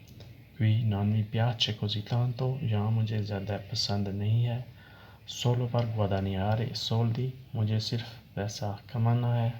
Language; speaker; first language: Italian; non-native, learner; Urdu